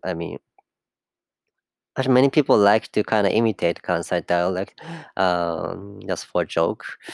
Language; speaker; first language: English; non-native, fluent; Japanese